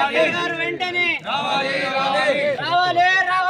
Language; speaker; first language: Telugu; non-native, local second language; Urdu